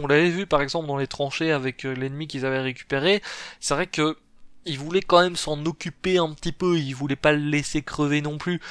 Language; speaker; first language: French; native; French